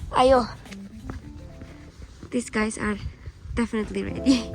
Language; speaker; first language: English; non-native, learner; Uzbek